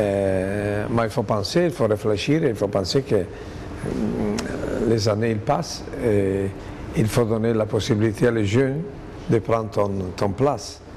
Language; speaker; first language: French; non-native, fluent; Italian